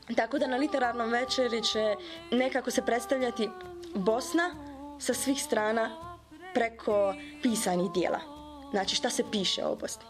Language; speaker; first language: Serbian; early bilingual, heritage; Bosnian